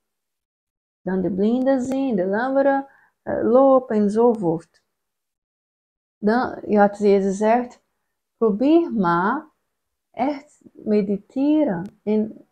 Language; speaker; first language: German; non-native, learner; Portuguese